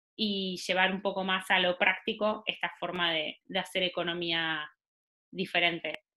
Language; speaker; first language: Spanish; native; Spanish